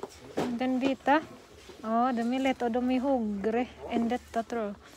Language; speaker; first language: Swedish; non-native, learner; Cebuano